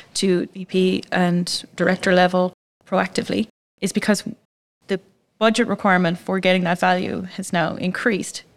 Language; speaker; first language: English; native; English